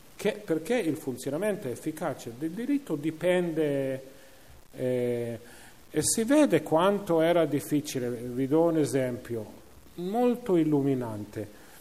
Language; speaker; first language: Italian; non-native, fluent; English